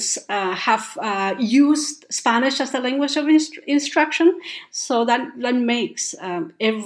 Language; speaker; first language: English; non-native, fluent; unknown